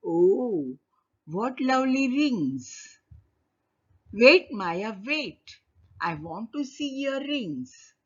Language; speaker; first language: English; non-native, local second language; Marathi